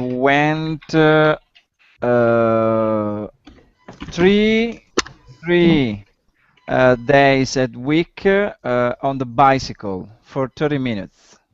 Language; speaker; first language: English; non-native, learner; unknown